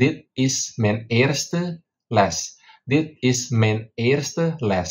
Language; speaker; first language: Dutch; non-native, fluent; Indonesian